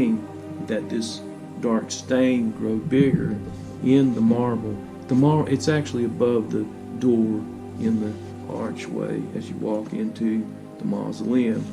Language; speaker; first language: English; native; English